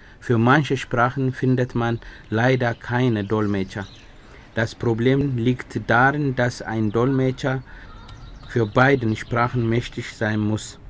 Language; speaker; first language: German; non-native, fluent; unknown